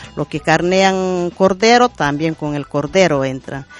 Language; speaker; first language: Spanish; non-native, local second language; Quechua